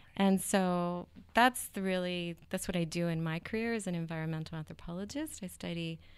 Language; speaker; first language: English; native; English